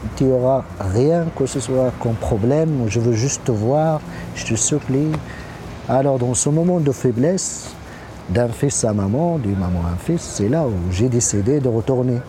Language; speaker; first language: French; non-native, local second language; Arabic